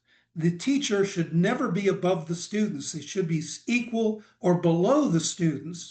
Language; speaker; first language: English; native; English